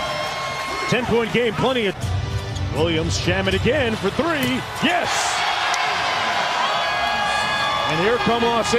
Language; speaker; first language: English; native; English